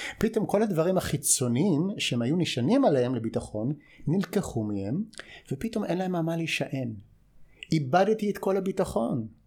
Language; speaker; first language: Hebrew; non-native, fluent; English